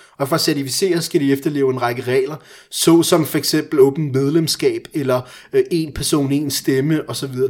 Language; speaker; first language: Danish; early bilingual, other home language; Persian